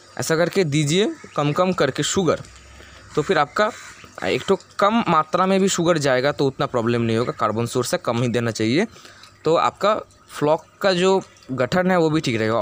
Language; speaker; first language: Hindi; non-native, local second language; Bangla